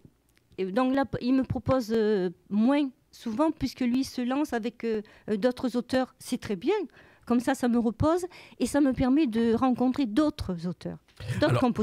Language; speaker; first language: French; native; French